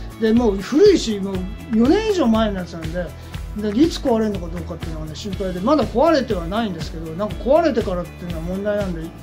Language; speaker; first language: Japanese; native; Japanese